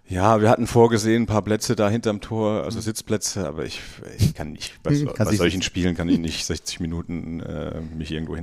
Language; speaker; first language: German; native; German